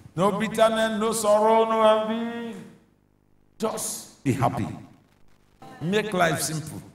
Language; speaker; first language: English; non-native, local second language; Yoruba